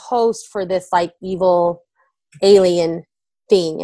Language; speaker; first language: English; native; English